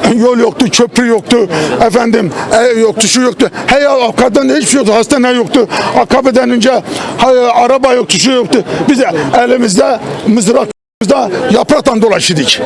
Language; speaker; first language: Turkish; native; Turkish